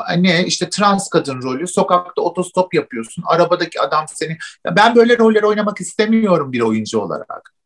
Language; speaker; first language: Turkish; native; Turkish